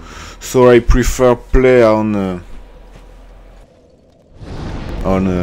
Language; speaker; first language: English; non-native, learner; French